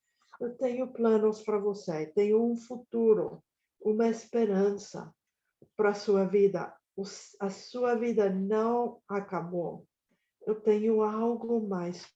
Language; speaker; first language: Portuguese; non-native, fluent; Spanish